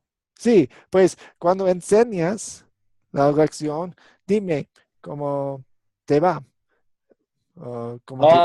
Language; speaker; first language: Spanish; non-native, fluent; English